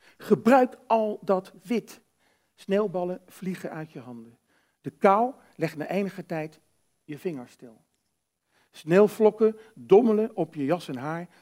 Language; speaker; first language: Dutch; native; Dutch